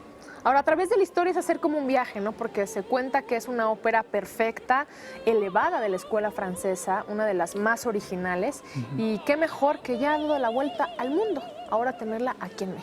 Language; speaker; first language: Spanish; native; Spanish